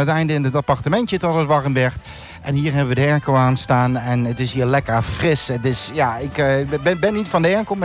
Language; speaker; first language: Dutch; native; Dutch